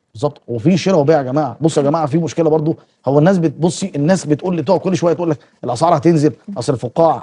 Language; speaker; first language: Arabic; native; Arabic